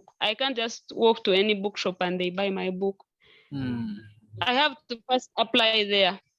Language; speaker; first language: English; non-native, local second language; Nyankole